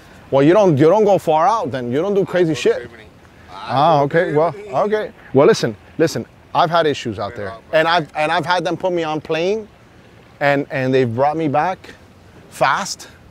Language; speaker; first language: English; early bilingual, other home language; Spanish